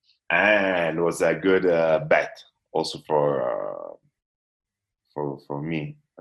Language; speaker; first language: English; non-native, fluent; Italian